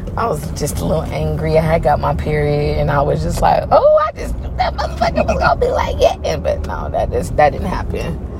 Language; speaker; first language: English; native; English